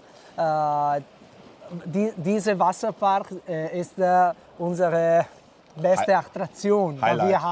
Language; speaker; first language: German; non-native, learner; Italian